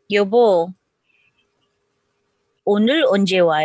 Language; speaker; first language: Korean; non-native, learner; English